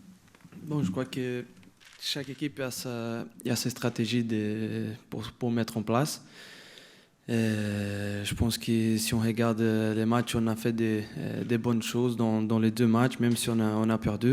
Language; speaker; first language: French; non-native, fluent; Portuguese